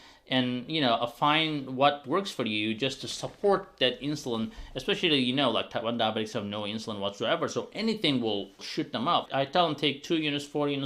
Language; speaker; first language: English; non-native, fluent; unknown